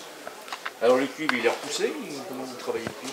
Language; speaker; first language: French; native; French